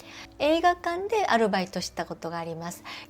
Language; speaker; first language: Japanese; non-native, fluent; Korean